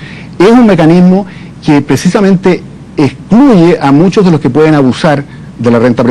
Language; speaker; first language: Spanish; native; Spanish